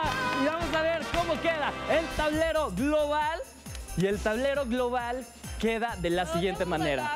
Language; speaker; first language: Spanish; native; Spanish